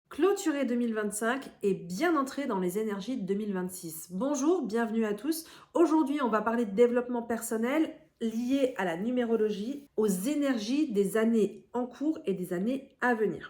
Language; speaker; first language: French; native; French